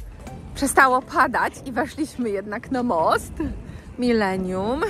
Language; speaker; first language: Polish; native; Polish